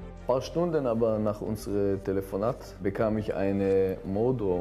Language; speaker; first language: German; non-native, fluent; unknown